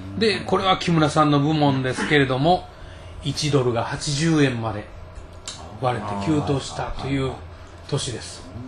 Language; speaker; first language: Japanese; native; Japanese